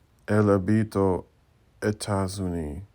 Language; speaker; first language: French; non-native, learner; English